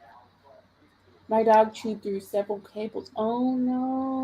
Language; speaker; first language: English; native; English